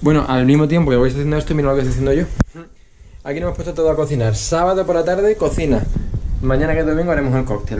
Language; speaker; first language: Spanish; native; Spanish